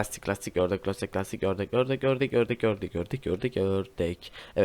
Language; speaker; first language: Turkish; native; Turkish